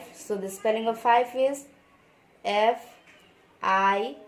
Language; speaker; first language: English; non-native, local second language; Hindi